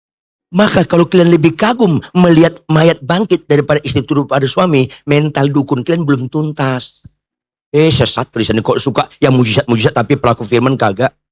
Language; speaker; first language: Indonesian; native; Indonesian